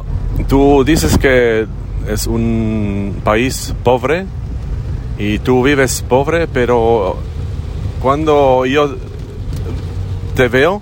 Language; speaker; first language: Spanish; non-native, learner; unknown